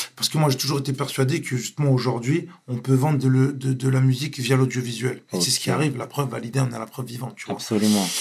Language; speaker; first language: French; native; French